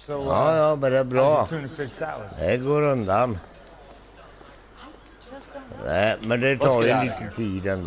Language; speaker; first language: Swedish; non-native, local second language; Finnish